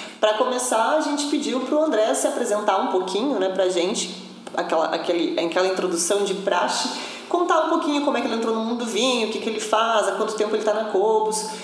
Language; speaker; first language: Portuguese; native; Portuguese